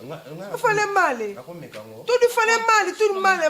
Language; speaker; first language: Portuguese; non-native, learner; Lingala